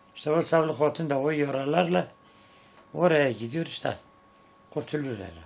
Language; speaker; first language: Turkish; non-native, local second language; Zaza